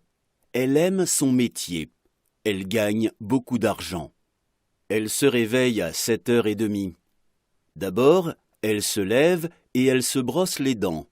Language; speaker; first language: French; non-native, fluent; Arabic